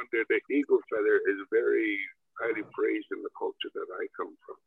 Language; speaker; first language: English; non-native, fluent; Cree